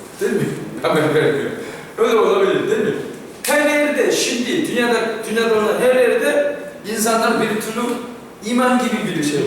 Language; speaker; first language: Turkish; non-native, fluent; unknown